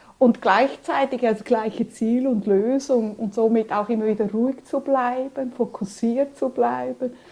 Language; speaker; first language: German; early bilingual, other home language; Spanish